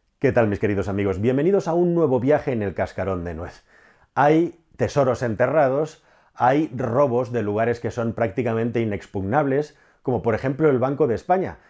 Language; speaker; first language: Spanish; native; Spanish